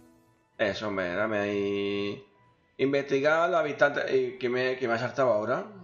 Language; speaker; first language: Spanish; native; Spanish